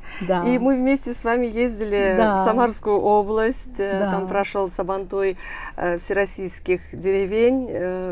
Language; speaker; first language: Russian; native; Russian